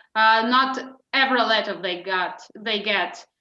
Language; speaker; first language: English; non-native, fluent; Russian